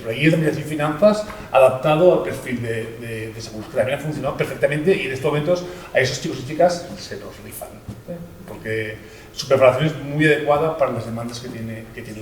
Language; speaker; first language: Spanish; native; Spanish